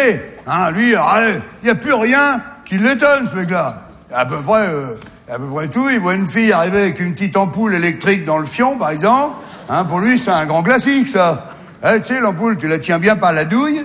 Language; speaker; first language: French; native; French